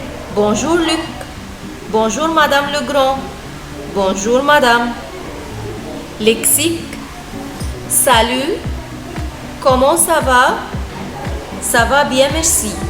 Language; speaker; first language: French; non-native, fluent; Arabic